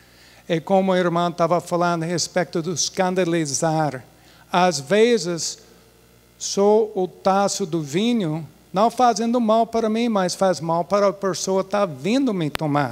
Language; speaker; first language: Portuguese; non-native, fluent; English